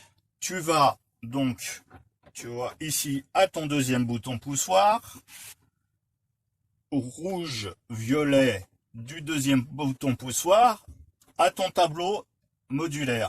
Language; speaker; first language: French; native; French